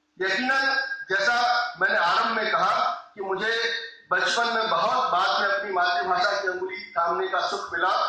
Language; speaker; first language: Hindi; non-native, local second language; Rajasthani